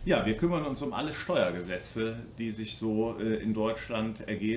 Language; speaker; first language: German; native; German